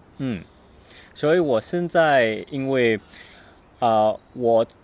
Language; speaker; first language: Chinese; non-native, learner; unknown